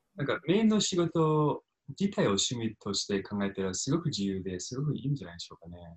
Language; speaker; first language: Japanese; non-native, fluent; English